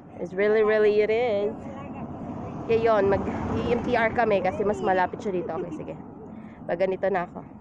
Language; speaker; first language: Filipino; non-native, local second language; Cebuano